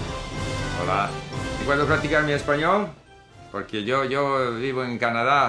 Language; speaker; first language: Spanish; non-native, fluent; English